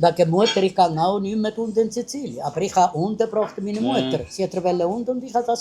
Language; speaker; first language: German; non-native, learner; Italian